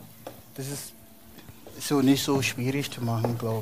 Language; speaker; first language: German; non-native, fluent; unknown